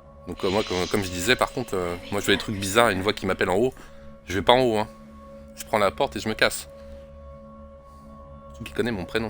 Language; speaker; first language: French; native; French